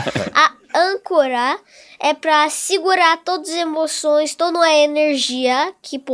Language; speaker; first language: Portuguese; non-native, local second language; English